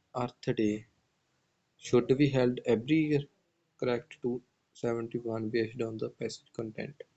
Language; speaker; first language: English; non-native, local second language; Punjabi